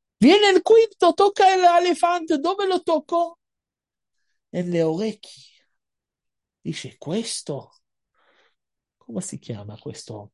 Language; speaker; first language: Italian; non-native, fluent; Hebrew